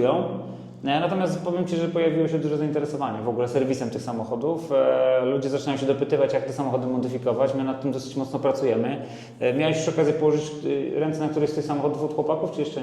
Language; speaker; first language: Polish; native; Polish